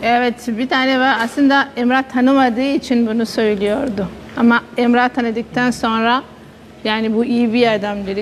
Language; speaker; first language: Turkish; non-native, fluent; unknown